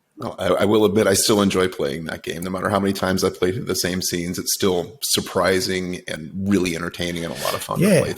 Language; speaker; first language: English; native; English